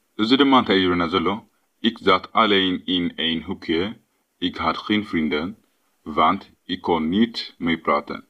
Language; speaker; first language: Dutch; non-native, learner; Tigrinya